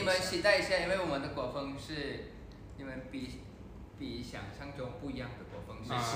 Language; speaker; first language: Chinese; non-native, learner; Thai